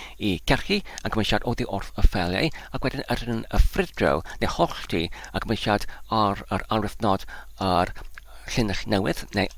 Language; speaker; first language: Welsh; non-native, learner; Polish